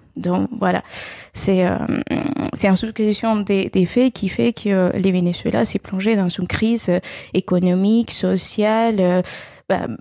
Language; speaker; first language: French; non-native, fluent; Spanish